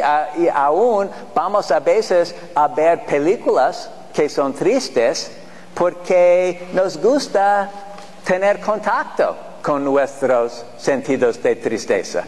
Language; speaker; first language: Spanish; non-native, fluent; English